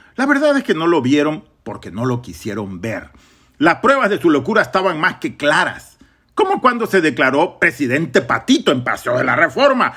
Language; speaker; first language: Spanish; native; Spanish